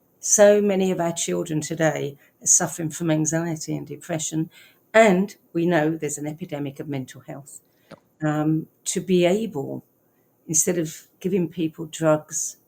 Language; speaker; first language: English; native; English